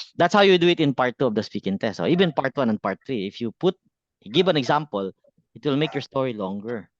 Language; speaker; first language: English; non-native, fluent; Cebuano